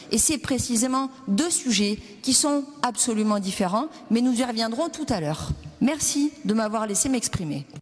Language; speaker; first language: French; native; French